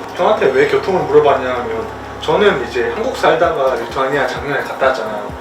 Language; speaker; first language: Korean; native; Korean